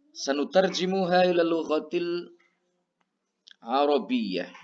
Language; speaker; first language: Arabic; non-native, fluent; Indonesian